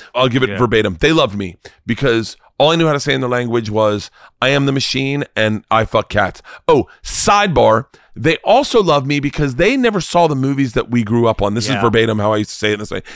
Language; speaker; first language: English; native; English